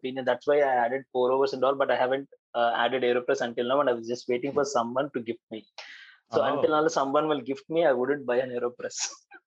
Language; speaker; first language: English; non-native, local second language; Telugu